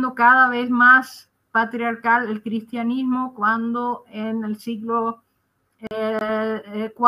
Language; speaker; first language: Spanish; non-native, fluent; Dutch